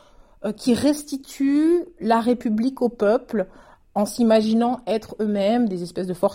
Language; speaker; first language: French; native; French